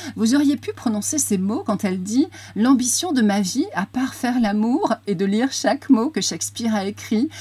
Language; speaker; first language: French; native; French